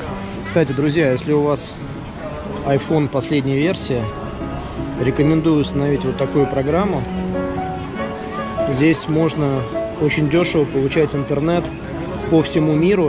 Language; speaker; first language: Russian; native; Russian